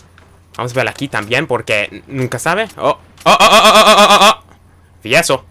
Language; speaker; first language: Spanish; early bilingual, heritage; Spanish